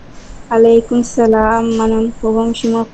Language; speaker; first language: Persian; non-native, learner; Urdu